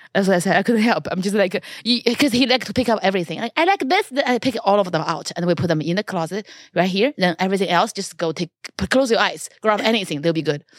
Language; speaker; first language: English; non-native, fluent; Chinese